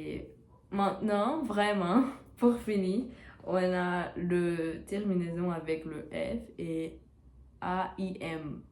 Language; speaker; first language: French; non-native, learner; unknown